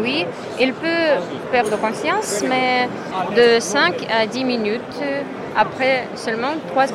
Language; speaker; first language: French; non-native, fluent; Russian